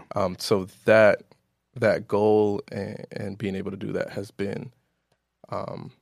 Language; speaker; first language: English; early bilingual, other home language; Yoruba